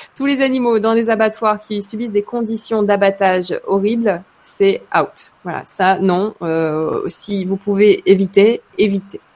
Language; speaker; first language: French; native; French